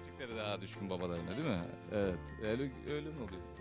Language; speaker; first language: Turkish; native; Turkish